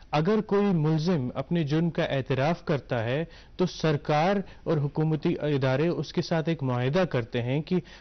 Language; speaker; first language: Urdu; non-native, local second language; Kashmiri